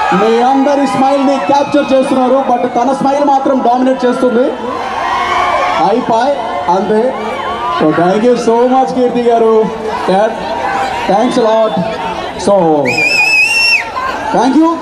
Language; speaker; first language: Telugu; native; Telugu